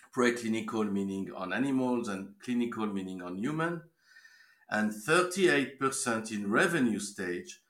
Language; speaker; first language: English; non-native, fluent; French